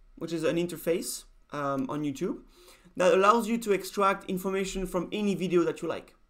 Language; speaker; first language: English; non-native, fluent; Spanish